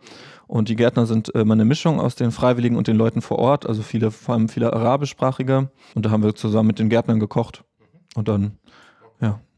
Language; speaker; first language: German; native; German